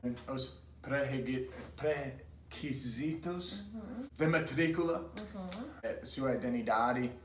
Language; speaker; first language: Portuguese; non-native, fluent; English